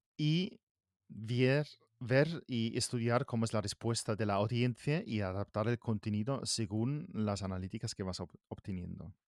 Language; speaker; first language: Spanish; non-native, fluent; German